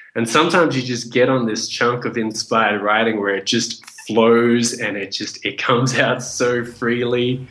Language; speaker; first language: English; native; English